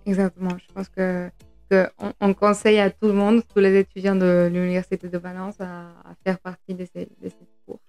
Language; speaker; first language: French; non-native, fluent; Spanish